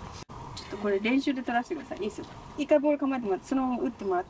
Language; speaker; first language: Japanese; native; Japanese